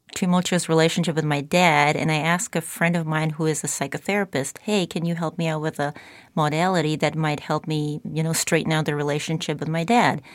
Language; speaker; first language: English; non-native, fluent; Czech